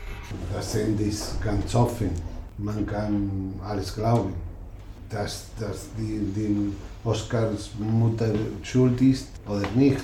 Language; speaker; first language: German; non-native, learner; Spanish